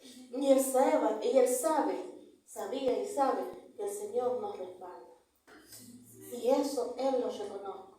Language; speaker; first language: Spanish; native; Spanish